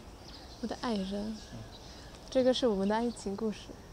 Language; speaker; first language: Chinese; non-native, fluent; Swedish